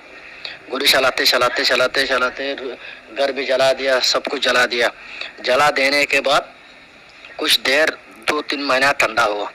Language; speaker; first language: Hindi; non-native, learner; Rohingya